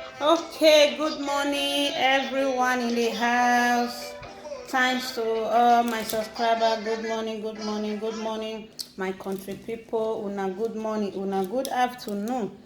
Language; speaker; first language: Nigerian Pidgin; non-native, local second language; Bini